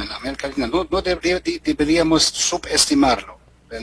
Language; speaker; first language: Spanish; non-native, fluent; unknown